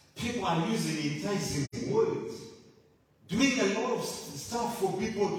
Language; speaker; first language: English; non-native, local second language; Shona